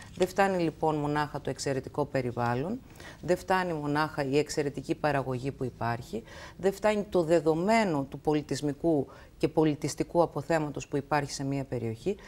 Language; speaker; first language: Greek; native; Greek